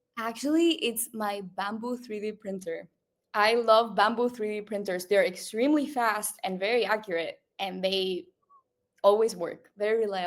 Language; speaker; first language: English; non-native, local second language; Spanish